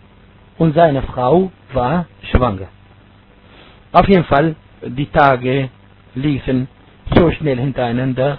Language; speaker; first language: German; non-native, fluent; Arabic